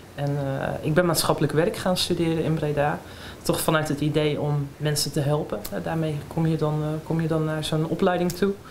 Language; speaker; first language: Dutch; native; Dutch